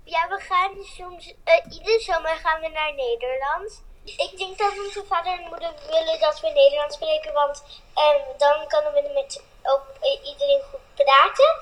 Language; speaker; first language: Dutch; early bilingual, heritage; Dutch